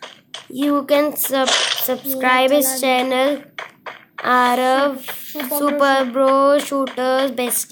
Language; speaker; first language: English; non-native, learner; Hindi